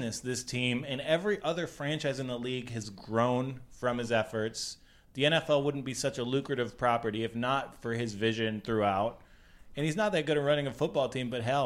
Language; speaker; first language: English; native; English